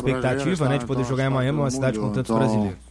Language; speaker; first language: Portuguese; native; Portuguese